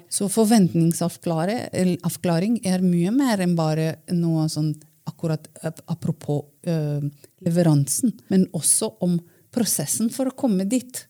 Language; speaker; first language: Norwegian; non-native, fluent; Romanian